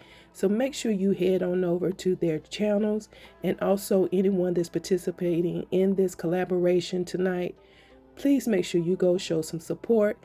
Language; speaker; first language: English; native; English